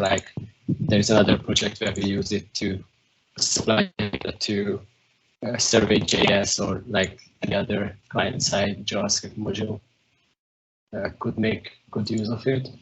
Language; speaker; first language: English; non-native, fluent; Hungarian